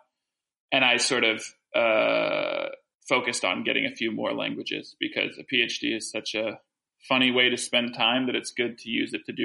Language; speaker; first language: English; early bilingual, other home language; French